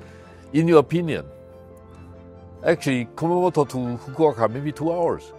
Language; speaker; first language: English; non-native, fluent; Chinese